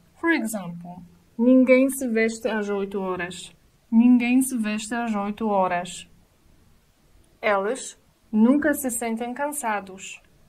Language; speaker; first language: Portuguese; non-native, fluent; Polish